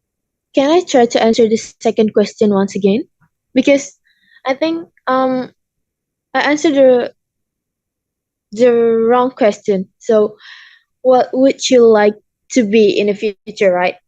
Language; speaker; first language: English; non-native, learner; Indonesian